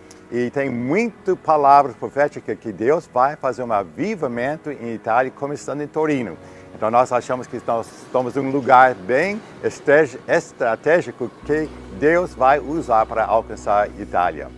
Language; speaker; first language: Portuguese; non-native, fluent; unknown